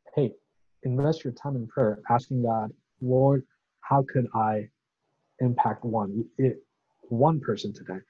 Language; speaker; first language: English; non-native, local second language; Bangla